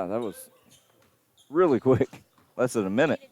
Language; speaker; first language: English; native; English